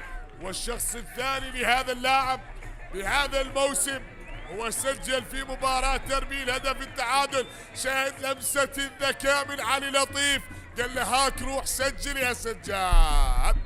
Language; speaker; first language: Arabic; native; Arabic